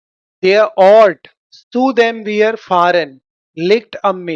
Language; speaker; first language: German; non-native, fluent; Hindi